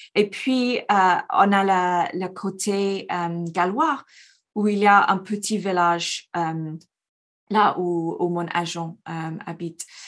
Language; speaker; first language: French; non-native, fluent; English